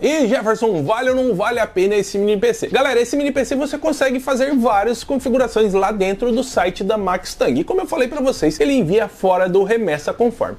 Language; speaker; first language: Portuguese; native; Portuguese